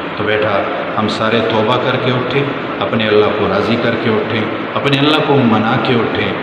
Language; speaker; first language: Urdu; non-native, local second language; Pashto